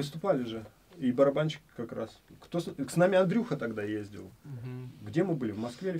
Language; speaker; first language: Russian; native; Russian